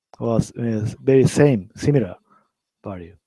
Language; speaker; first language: English; non-native, learner; Japanese